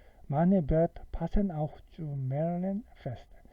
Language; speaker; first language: German; non-native, fluent; Korean